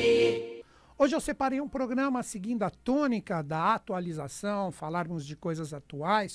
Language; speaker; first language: Portuguese; native; Portuguese